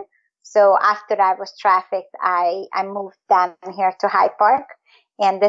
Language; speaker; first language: English; non-native, fluent; Hungarian